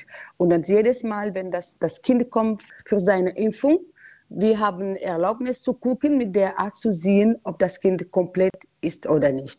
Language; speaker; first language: German; non-native, learner; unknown